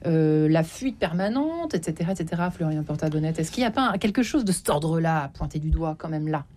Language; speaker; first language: French; native; French